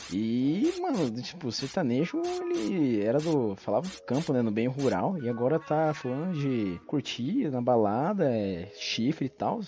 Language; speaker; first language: Portuguese; native; Portuguese